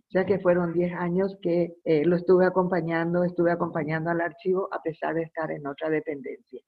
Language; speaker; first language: Spanish; native; Spanish